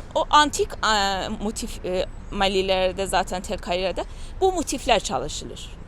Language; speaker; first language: Turkish; non-native, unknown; Persian